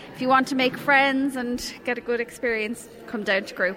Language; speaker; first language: English; native; English